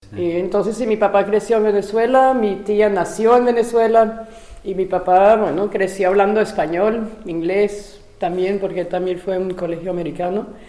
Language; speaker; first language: Spanish; non-native, local second language; French